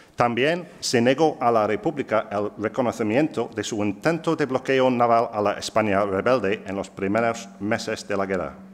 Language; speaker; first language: Spanish; non-native, fluent; English